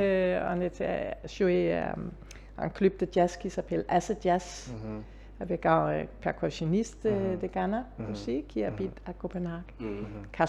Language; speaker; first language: French; non-native, fluent; Danish